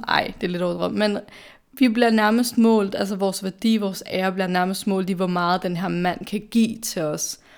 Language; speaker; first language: Danish; early bilingual, other home language; Arabic